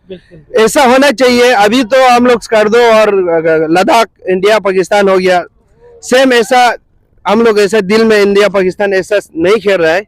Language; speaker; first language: Hindi; non-native, local second language; Balti